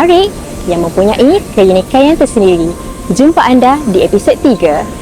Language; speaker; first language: Malay; native; Malay